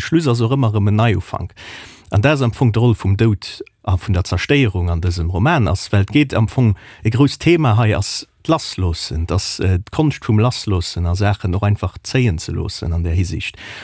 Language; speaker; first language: German; non-native, local second language; Luxembourgish